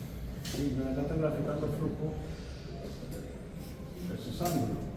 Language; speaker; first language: Spanish; native; Spanish